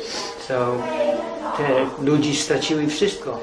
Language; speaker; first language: Polish; early bilingual, heritage; English